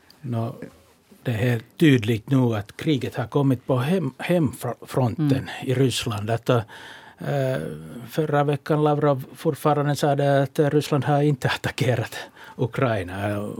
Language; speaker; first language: Swedish; non-native, local second language; Finnish